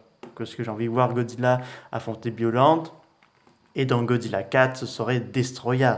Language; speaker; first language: French; native; French